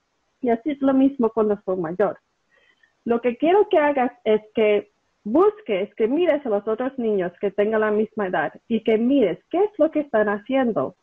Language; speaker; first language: Spanish; early bilingual, heritage; Spanish